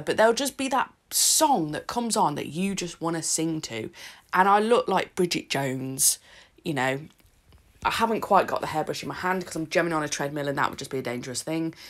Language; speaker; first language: English; native; English